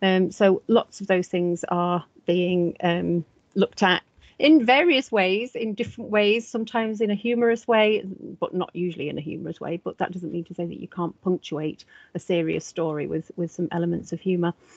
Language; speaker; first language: English; native; English